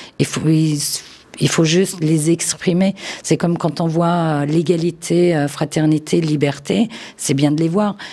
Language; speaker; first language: French; early bilingual, other home language; Turkish